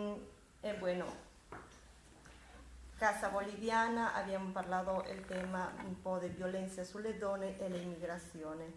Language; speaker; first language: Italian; non-native, fluent; Spanish